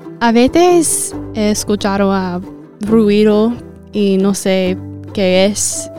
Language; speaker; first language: Spanish; non-native, fluent; English